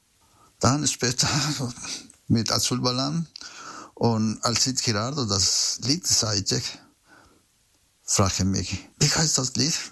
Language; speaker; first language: German; non-native, fluent; Spanish